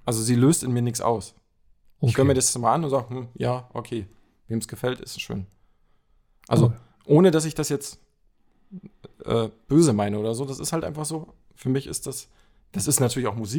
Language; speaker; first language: German; native; German